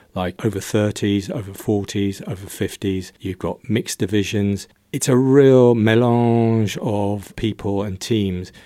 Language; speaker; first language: English; native; English